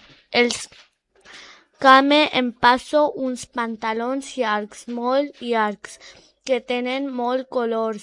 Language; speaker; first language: Catalan; non-native, learner; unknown